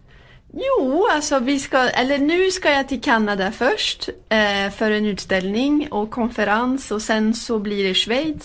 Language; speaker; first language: Swedish; early bilingual, heritage; Swedish